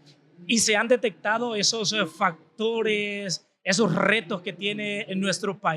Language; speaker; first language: Spanish; native; Spanish